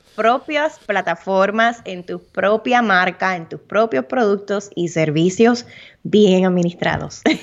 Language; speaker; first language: Spanish; early bilingual, heritage; Spanish